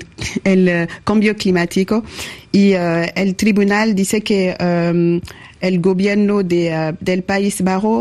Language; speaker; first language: Spanish; non-native, learner; French